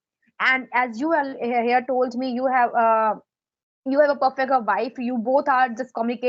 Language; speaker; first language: English; non-native, local second language; Hindi